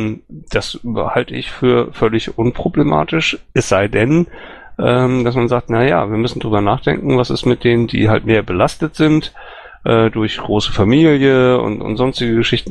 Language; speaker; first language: German; native; German